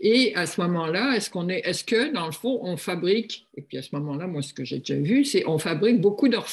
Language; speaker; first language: French; native; French